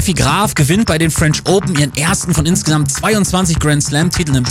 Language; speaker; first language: German; native; German